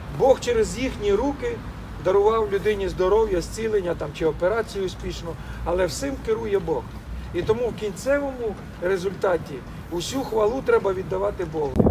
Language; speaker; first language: Ukrainian; non-native, local second language; Russian